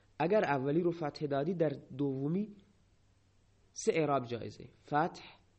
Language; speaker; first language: Persian; non-native, local second language; Baluchi